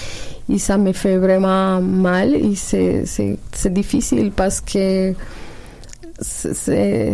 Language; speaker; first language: French; non-native, learner; Spanish